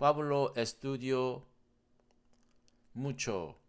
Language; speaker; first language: Spanish; non-native, learner; Korean